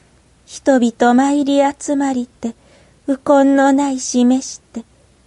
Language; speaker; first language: Japanese; native; Japanese